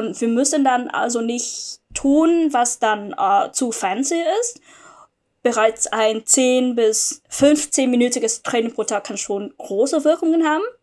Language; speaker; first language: German; non-native, fluent; Vietnamese